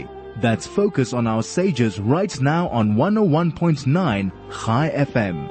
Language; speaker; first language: English; native; English